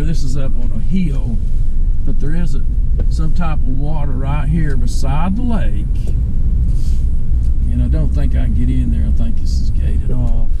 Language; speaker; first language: English; native; English